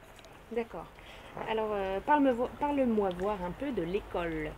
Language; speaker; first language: French; native; French